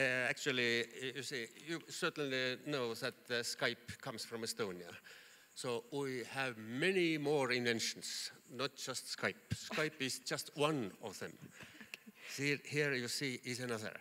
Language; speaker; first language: English; non-native, fluent; Estonian